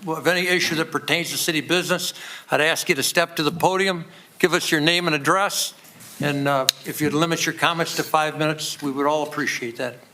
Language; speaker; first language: English; native; English